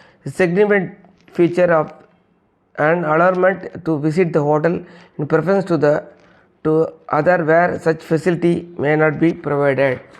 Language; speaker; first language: English; non-native, local second language; Tamil